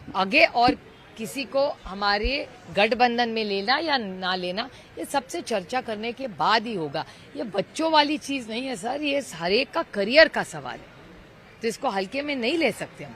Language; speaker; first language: Hindi; non-native, local second language; Marathi